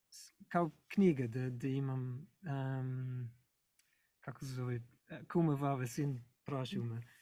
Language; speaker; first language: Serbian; non-native, learner; English